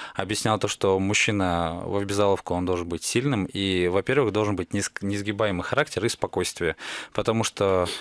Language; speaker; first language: Russian; native; Russian